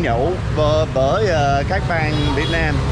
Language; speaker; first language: Vietnamese; non-native, learner; English